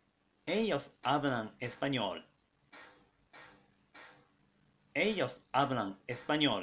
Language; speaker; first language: Spanish; non-native, fluent; Japanese